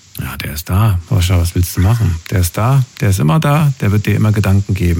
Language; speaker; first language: German; native; German